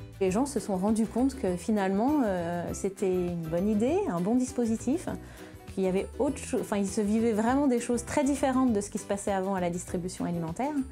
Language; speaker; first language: French; native; French